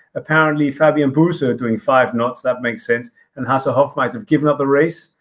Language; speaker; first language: English; non-native, fluent; Danish